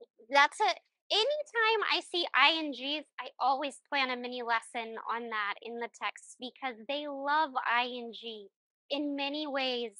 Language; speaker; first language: English; early bilingual, other home language; Spanish